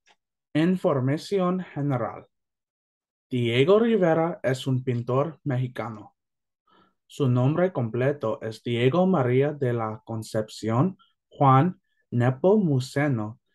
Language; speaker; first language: Spanish; non-native, learner; English